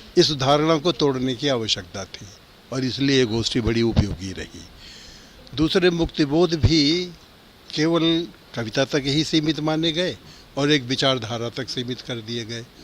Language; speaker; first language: Hindi; native; Hindi